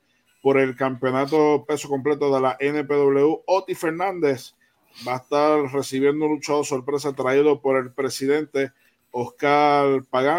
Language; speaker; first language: Spanish; native; Spanish